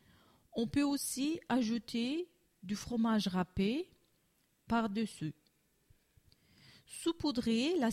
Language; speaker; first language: French; non-native, learner; Turkish